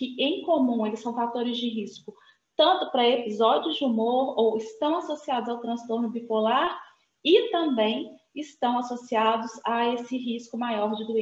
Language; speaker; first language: Portuguese; native; Portuguese